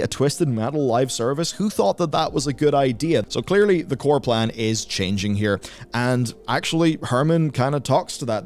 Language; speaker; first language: English; native; English